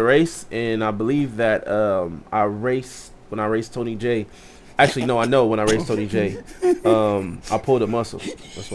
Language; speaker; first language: English; native; English